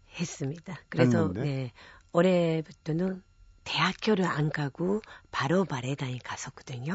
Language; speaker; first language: Korean; non-native, fluent; Japanese